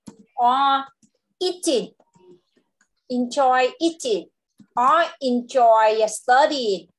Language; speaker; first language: English; non-native, local second language; Vietnamese